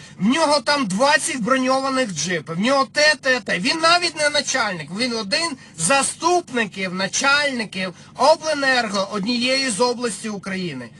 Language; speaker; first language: Ukrainian; non-native, local second language; Russian